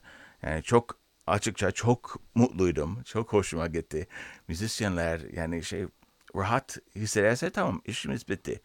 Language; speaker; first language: Turkish; non-native, learner; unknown